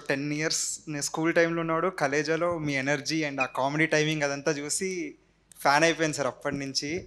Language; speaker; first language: Telugu; native; Telugu